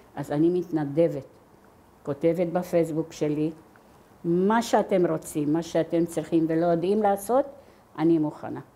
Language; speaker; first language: Hebrew; non-native, fluent; Arabic